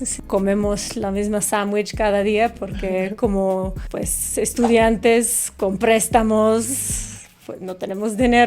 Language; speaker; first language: Spanish; non-native, fluent; English